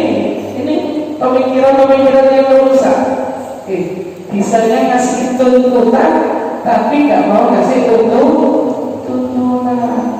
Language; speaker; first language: Indonesian; native; Indonesian